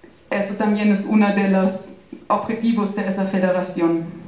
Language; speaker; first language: Spanish; non-native, fluent; German